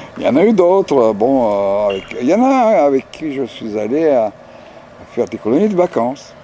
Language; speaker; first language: French; non-native, fluent; Bulgarian